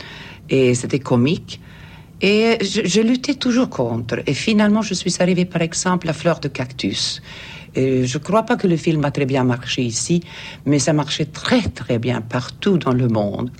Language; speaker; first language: French; non-native, fluent; Swedish